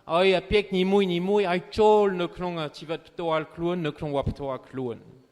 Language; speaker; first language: Khmer; non-native, fluent; French